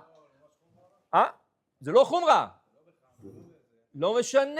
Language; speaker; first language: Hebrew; non-native, fluent; English